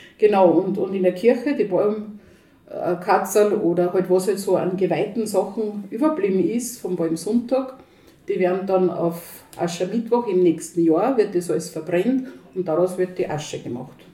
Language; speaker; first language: German; native; German